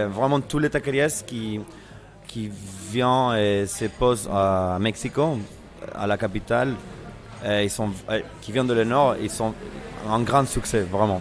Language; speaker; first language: French; non-native, fluent; Spanish